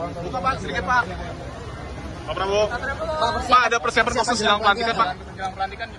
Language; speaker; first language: Indonesian; native; Indonesian